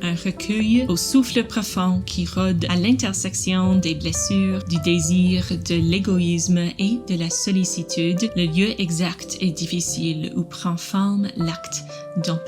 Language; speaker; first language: French; non-native, learner; English